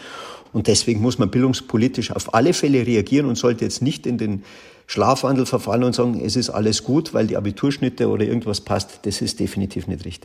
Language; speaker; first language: German; native; German